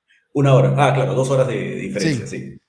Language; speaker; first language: Spanish; native; Spanish